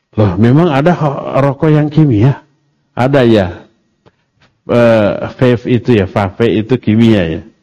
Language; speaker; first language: Indonesian; non-native, local second language; Sundanese